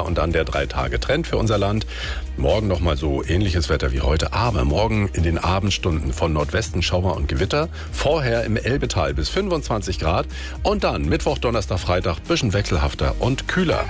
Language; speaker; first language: German; native; German